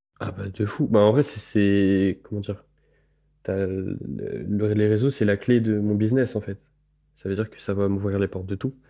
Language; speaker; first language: French; native; French